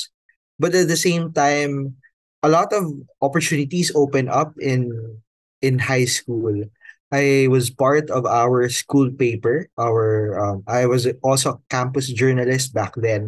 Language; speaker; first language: English; non-native, local second language; Filipino